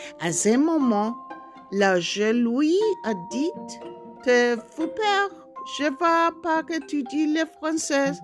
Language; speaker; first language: French; non-native, learner; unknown